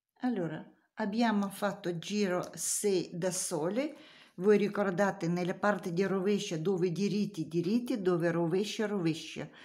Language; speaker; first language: Italian; non-native, learner; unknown